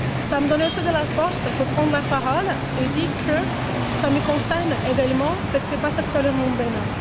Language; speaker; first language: French; non-native, fluent; Portuguese